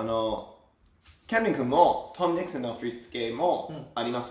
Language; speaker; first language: Japanese; non-native, learner; English